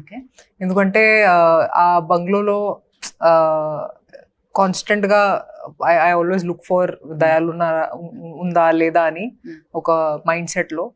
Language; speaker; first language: Telugu; non-native, fluent; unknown